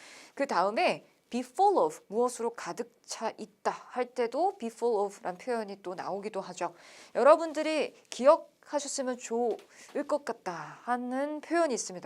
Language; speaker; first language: Korean; native; Korean